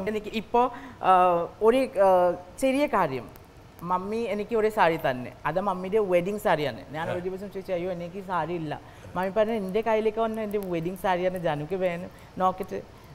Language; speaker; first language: Malayalam; non-native, local second language; Assamese